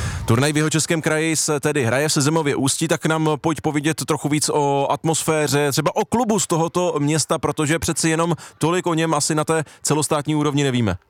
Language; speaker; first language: Czech; native; Czech